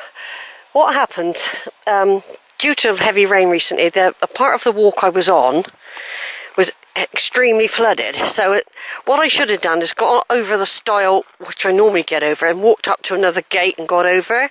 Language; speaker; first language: English; native; English